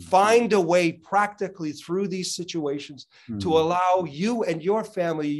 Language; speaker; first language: English; native; English